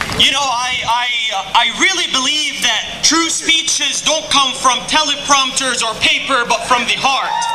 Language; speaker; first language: English; non-native, fluent; Arabic